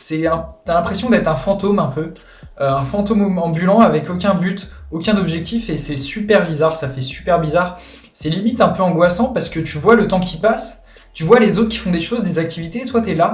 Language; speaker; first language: French; native; French